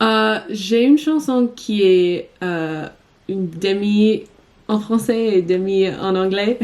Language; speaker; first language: French; non-native, learner; English